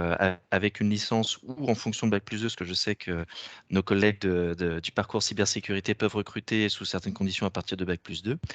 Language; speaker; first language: French; native; French